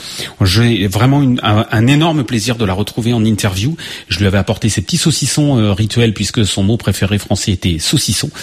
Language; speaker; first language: French; native; French